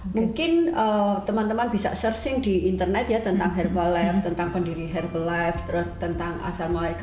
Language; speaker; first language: Indonesian; native; Indonesian